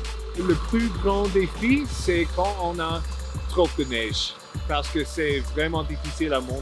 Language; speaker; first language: French; non-native, local second language; English